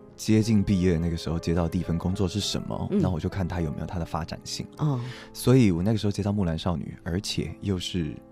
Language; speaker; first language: Chinese; non-native, local second language; Min Nan Chinese